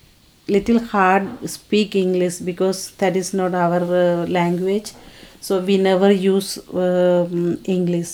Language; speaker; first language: English; non-native, learner; Tamil